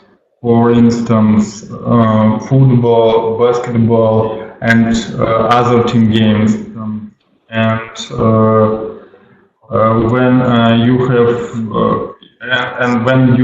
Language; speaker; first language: English; non-native, learner; Russian